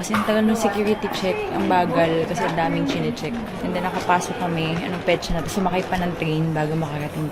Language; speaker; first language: Filipino; native; Filipino